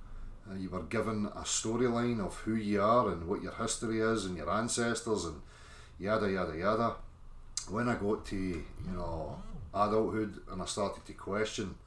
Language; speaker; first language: English; native; English